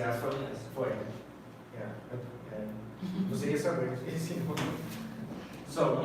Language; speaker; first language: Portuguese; non-native, fluent; English